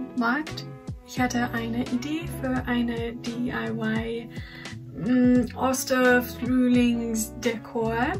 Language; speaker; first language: German; non-native, fluent; English